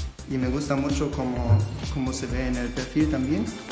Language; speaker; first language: Spanish; non-native, learner; German